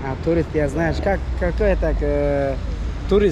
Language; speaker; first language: Russian; non-native, learner; Uzbek